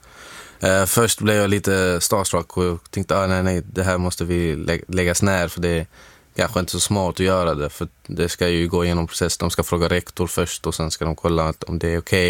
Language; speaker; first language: Swedish; non-native, fluent; Arabic